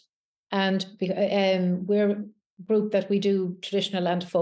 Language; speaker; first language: English; native; English